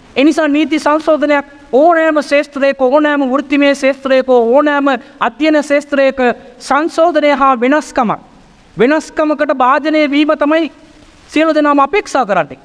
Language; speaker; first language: Sinhala; non-native, local second language; Tamil